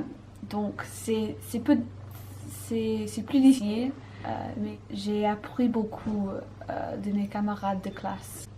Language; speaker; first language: French; non-native, learner; English